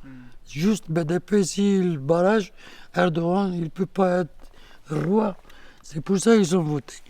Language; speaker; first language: French; non-native, learner; Kurdish